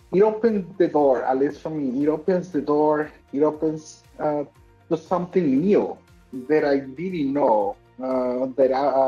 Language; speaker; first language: English; native; English